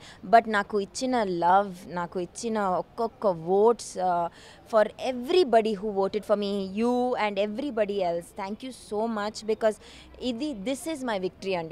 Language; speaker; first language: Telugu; non-native, learner; Malayalam